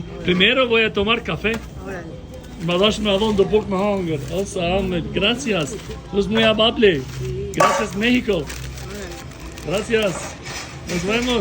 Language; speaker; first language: Spanish; non-native, learner; Albanian